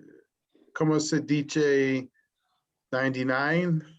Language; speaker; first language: Spanish; non-native, learner; English